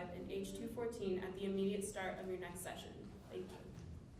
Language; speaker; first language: English; native; English